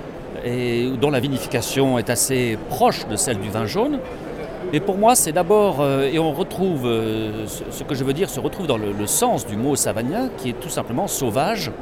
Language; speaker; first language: French; native; French